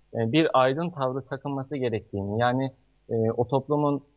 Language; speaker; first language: Turkish; native; Turkish